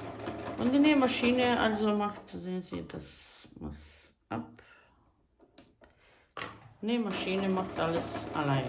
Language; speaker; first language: German; non-native, fluent; Croatian